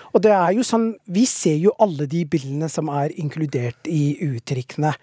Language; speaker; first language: Norwegian; non-native, fluent; Somali